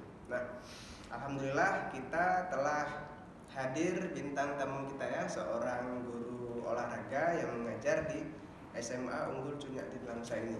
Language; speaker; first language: Indonesian; native; Indonesian